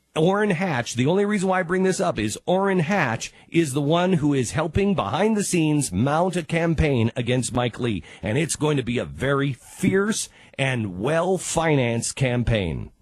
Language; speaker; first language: English; native; English